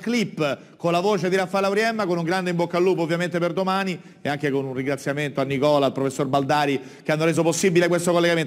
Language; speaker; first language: Italian; native; Italian